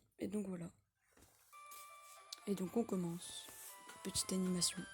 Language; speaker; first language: French; native; French